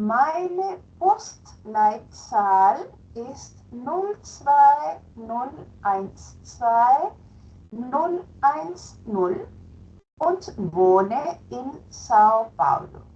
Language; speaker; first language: German; non-native, fluent; Spanish